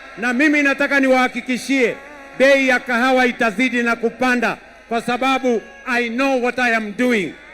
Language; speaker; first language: Swahili; non-native, local second language; Kalenjin